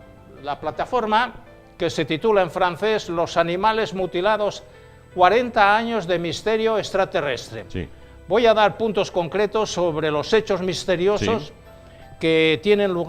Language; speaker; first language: Spanish; native; Spanish